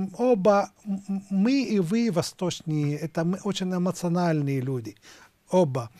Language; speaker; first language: Russian; non-native, fluent; Arabic